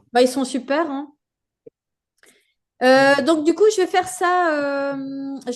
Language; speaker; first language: French; native; French